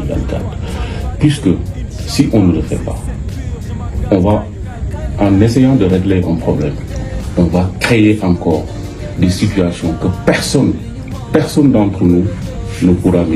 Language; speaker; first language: French; non-native, local second language; Wolof